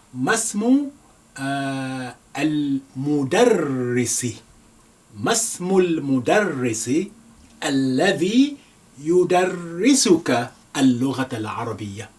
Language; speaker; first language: Arabic; non-native, fluent; Yoruba